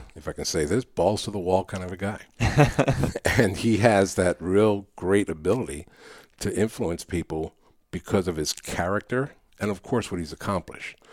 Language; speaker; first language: English; early bilingual, other home language; Spanish